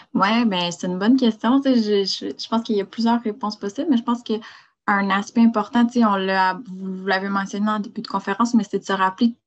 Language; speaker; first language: French; native; French